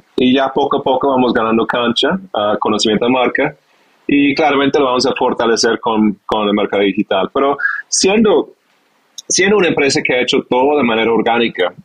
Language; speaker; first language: Spanish; non-native, fluent; English